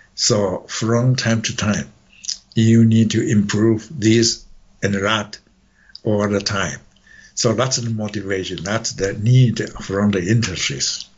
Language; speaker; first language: English; non-native, fluent; Chinese